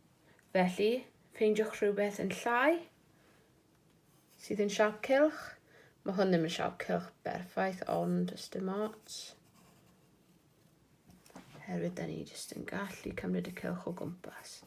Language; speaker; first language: Welsh; non-native, local second language; English